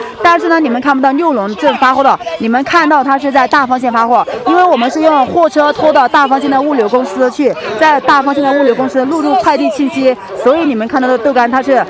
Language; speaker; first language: Chinese; native; Chinese